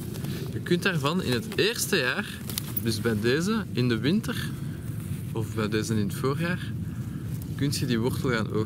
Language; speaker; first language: Dutch; native; Dutch